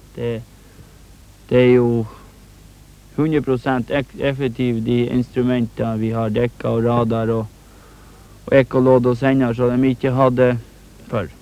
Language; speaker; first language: Norwegian; native; Norwegian